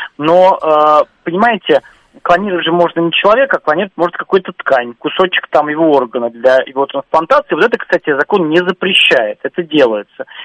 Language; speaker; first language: Russian; native; Russian